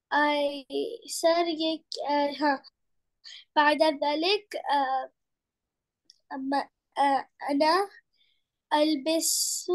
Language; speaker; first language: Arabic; non-native, learner; Urdu